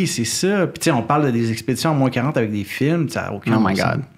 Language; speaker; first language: French; native; French